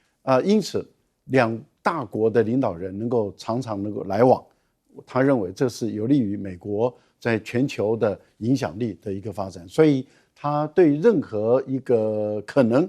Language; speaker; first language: Chinese; native; Chinese